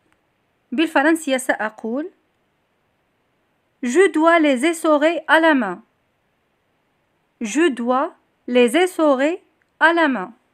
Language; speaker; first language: French; non-native, local second language; Arabic